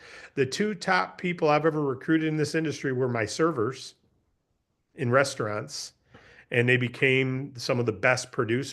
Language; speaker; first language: English; native; English